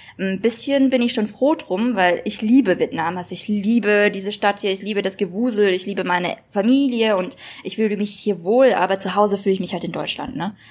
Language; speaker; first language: German; early bilingual, other home language; Vietnamese